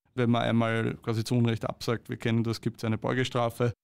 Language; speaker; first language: German; native; German